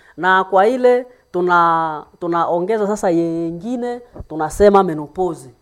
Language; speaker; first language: Swahili; non-native, local second language; Nande